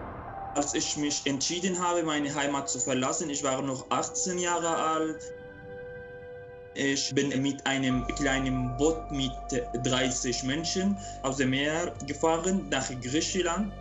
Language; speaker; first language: German; non-native, local second language; Arabic